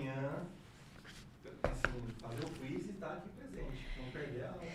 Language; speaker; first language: Portuguese; native; Portuguese